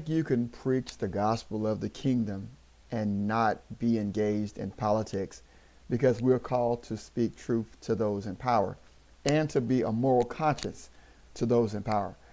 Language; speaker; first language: English; native; English